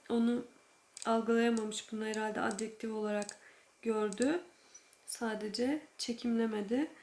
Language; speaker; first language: Turkish; native; Turkish